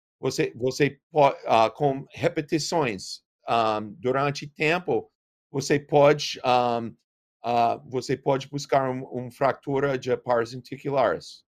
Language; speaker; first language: Portuguese; non-native, learner; English